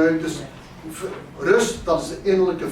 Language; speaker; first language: Dutch; non-native, fluent; English